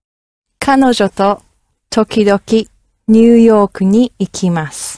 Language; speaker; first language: Japanese; non-native, learner; English